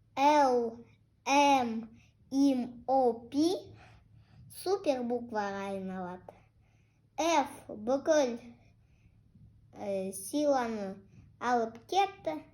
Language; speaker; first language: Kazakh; non-native, local second language; Russian